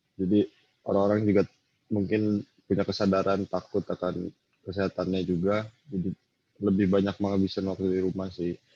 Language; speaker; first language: Indonesian; native; Indonesian